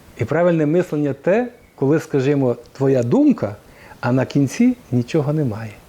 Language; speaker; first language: Ukrainian; native; Ukrainian